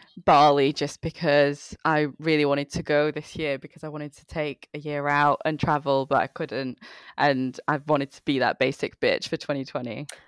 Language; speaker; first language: English; early bilingual, other home language; Bangla